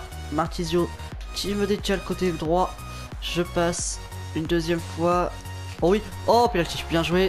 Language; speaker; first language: French; native; French